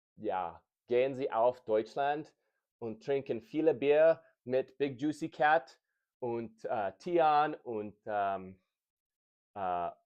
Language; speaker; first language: German; non-native, learner; English